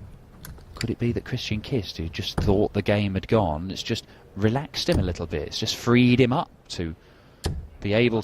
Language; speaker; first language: English; native; English